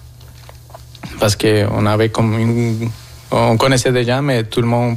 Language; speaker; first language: French; non-native, fluent; Spanish